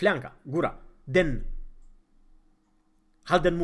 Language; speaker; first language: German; non-native, fluent; Romanian